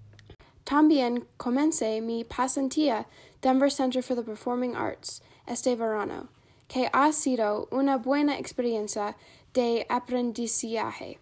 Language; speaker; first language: Spanish; non-native, learner; English